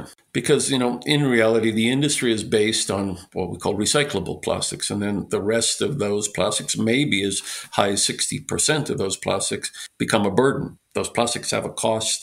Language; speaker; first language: English; native; English